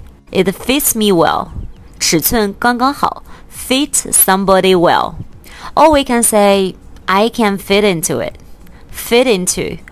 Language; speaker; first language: English; non-native, fluent; Chinese